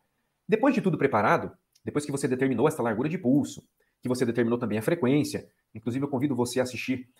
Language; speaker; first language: Portuguese; native; Portuguese